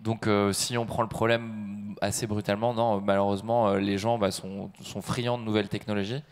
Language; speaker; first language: French; native; French